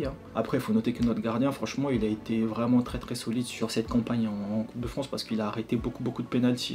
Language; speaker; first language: French; native; French